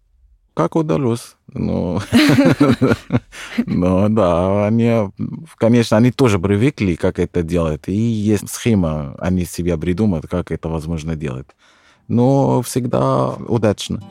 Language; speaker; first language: Russian; non-native, fluent; Arabic